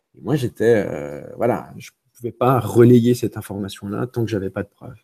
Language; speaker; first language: French; early bilingual, other home language; Romanian